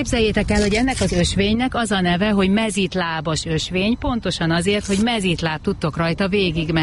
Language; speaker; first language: Hungarian; native; Hungarian